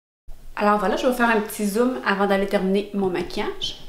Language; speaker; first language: French; native; French